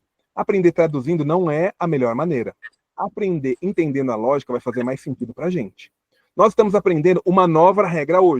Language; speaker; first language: Portuguese; native; Portuguese